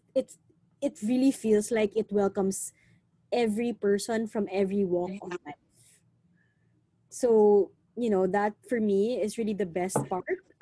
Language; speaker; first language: English; non-native, local second language; Filipino